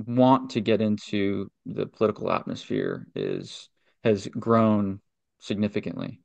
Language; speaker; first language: English; native; English